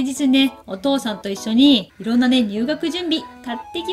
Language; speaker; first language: Japanese; native; Japanese